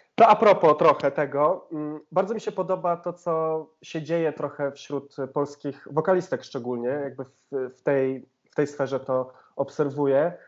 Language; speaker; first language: Polish; native; Polish